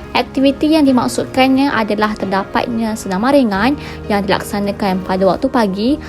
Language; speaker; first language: Malay; native; Malay